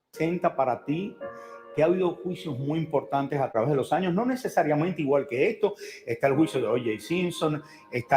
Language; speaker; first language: Spanish; native; Spanish